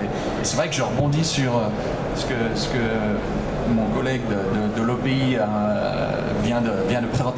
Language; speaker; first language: French; native; French